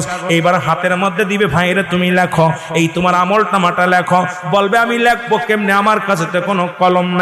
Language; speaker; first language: Bangla; native; Bangla